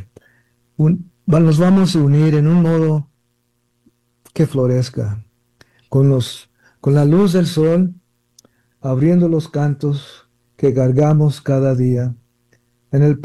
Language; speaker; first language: Spanish; early bilingual, heritage; Spanish